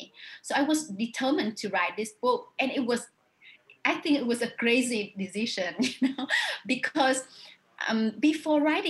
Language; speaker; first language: English; non-native, fluent; Vietnamese